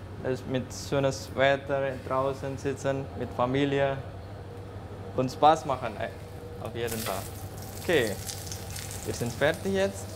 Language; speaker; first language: German; non-native, learner; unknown